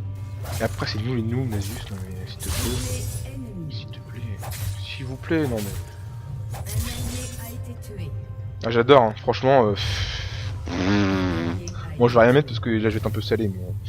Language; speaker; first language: French; native; French